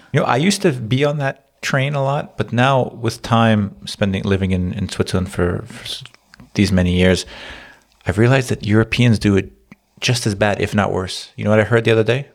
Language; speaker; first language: English; native; English